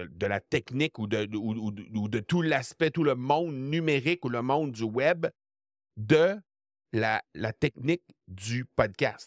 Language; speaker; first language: French; native; French